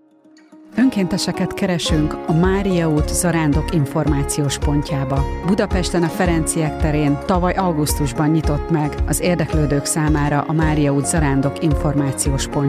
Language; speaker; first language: Hungarian; native; Hungarian